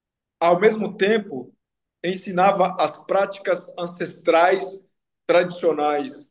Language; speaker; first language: Portuguese; non-native, local second language; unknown